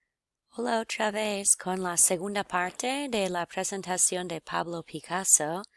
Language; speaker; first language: Spanish; non-native, fluent; English